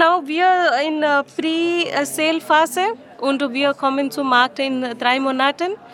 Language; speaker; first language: German; non-native, learner; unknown